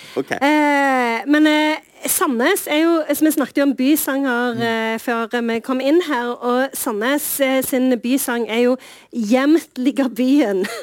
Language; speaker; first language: Norwegian; native; Norwegian